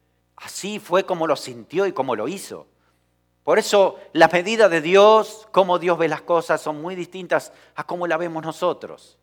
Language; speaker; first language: Spanish; native; Spanish